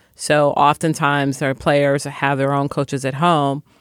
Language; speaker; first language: English; native; English